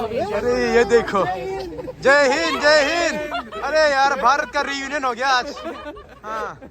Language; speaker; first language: Hindi; non-native, local second language; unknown